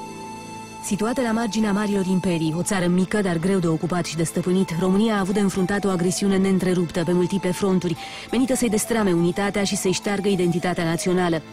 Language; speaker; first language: Romanian; native; Romanian